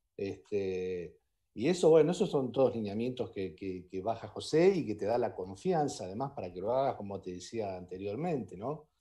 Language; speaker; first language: Spanish; native; Spanish